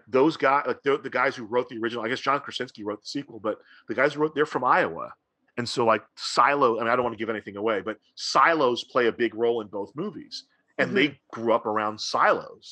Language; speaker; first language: English; native; English